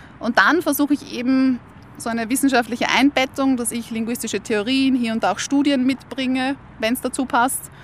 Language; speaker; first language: German; native; German